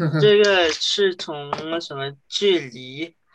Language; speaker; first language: Chinese; early bilingual, heritage; Chinese